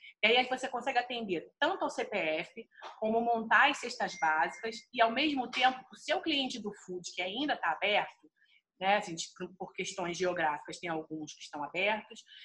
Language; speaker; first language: Portuguese; native; Portuguese